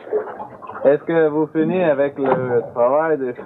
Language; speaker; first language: French; non-native, learner; Danish